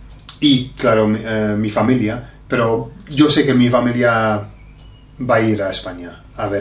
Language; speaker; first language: Spanish; non-native, fluent; English